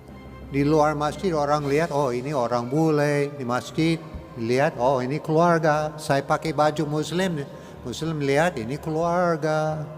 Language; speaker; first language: Indonesian; non-native, learner; English